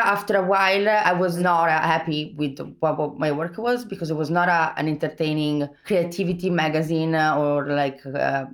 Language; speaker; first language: English; non-native, fluent; Italian